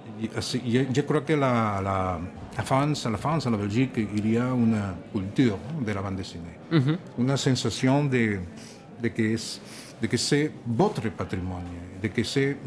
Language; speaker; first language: French; non-native, learner; Catalan